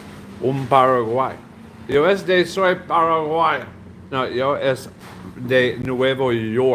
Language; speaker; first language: Spanish; non-native, learner; English